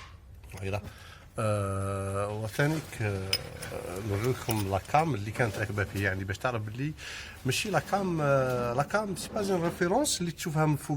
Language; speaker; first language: Arabic; native; Arabic